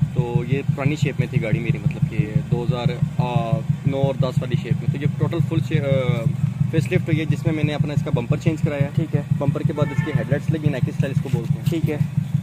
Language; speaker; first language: Urdu; non-native, local second language; Punjabi